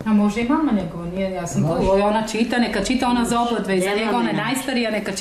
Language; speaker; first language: Serbian; native; Serbian